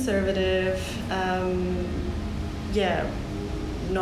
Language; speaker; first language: English; non-native, fluent; German